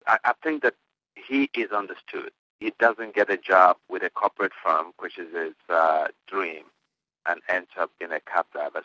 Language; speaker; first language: English; non-native, local second language; Igbo